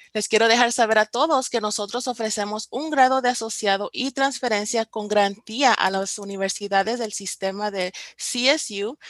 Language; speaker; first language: Spanish; early bilingual, heritage; Spanish